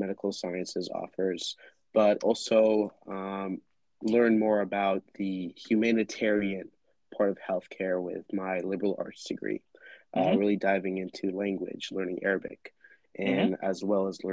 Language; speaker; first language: English; native; English